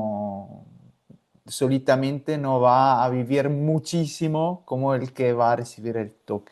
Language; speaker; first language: Spanish; non-native, fluent; Italian